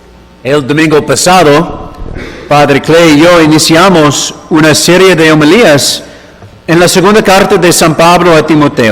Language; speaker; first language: Spanish; non-native, fluent; English